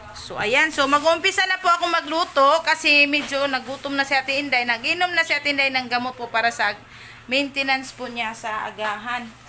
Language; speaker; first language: Filipino; non-native, local second language; Cebuano